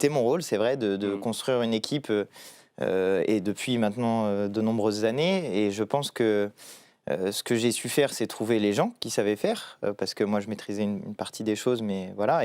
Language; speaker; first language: French; native; French